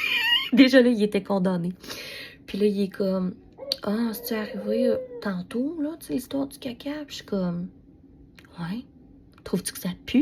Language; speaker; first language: French; native; French